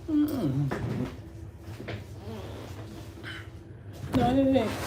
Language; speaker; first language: English; native; English